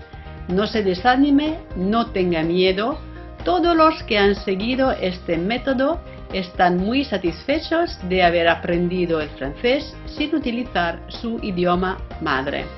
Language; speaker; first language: Spanish; non-native, fluent; Italian